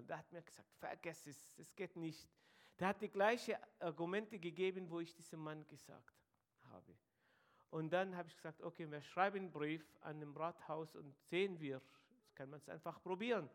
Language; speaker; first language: German; non-native, fluent; Arabic